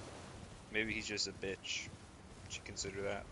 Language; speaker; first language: English; native; English